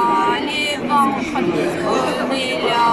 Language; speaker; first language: French; non-native, learner; Russian